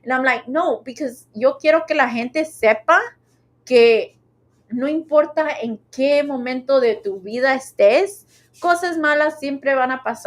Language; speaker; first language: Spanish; early bilingual, heritage; Spanish